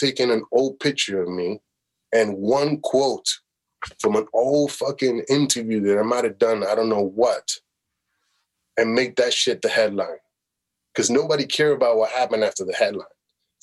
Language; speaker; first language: English; native; English